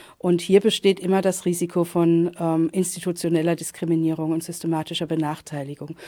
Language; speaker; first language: German; native; German